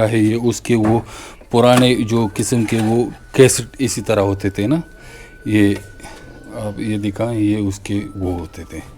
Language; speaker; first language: Urdu; non-native, local second language; Pashto